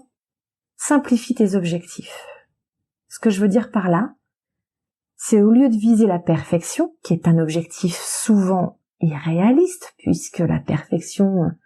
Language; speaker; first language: French; native; French